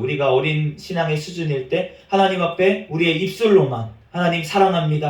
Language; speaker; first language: Korean; native; Korean